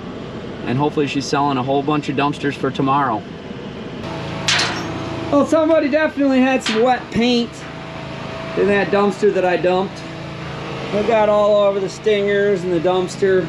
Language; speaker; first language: English; native; English